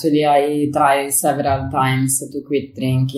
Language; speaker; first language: English; non-native, fluent; Italian